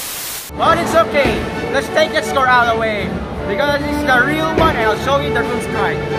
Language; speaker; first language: English; non-native, local second language; Filipino